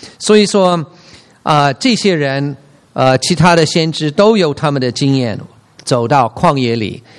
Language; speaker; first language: Chinese; non-native, fluent; English